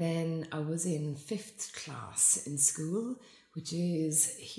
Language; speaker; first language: English; native; English